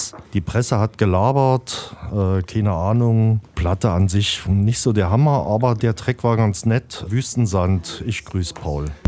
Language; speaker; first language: German; native; German